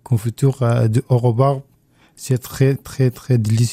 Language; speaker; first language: French; non-native, learner; Arabic